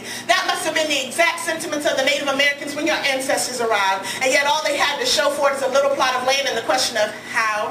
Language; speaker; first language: English; native; English